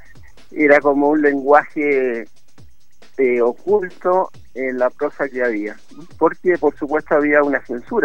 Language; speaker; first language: Spanish; native; Spanish